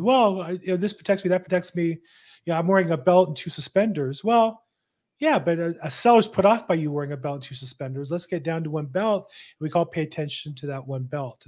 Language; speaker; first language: English; native; English